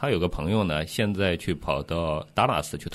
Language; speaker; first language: Chinese; native; Chinese